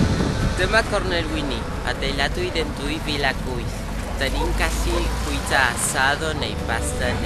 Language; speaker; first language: Welsh; non-native, learner; Spanish